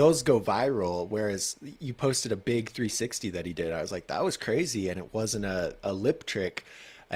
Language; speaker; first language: English; native; English